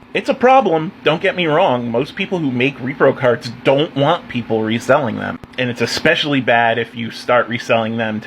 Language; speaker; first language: English; native; English